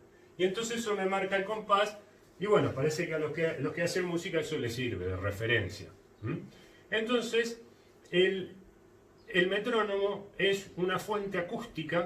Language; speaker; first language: Spanish; native; Spanish